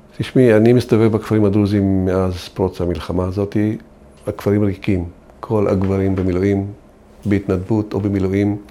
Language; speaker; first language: Hebrew; non-native, local second language; Arabic